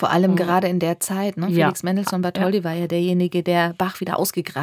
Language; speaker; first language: German; native; German